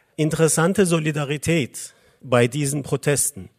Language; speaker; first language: German; non-native, fluent; Persian